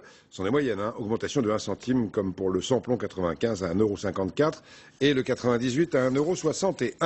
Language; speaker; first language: French; native; French